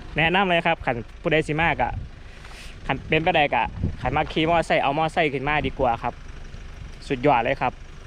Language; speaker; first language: Thai; native; Thai